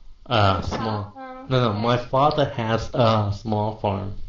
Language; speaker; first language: English; non-native, fluent; Vietnamese